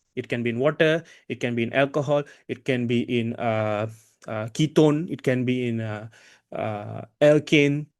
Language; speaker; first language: English; non-native, local second language; Malay